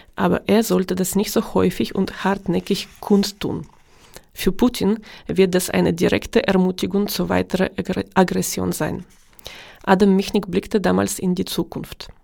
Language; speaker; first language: German; non-native, fluent; Ukrainian